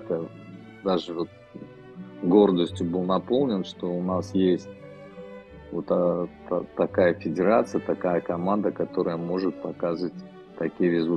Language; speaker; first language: Russian; non-native, local second language; Tajik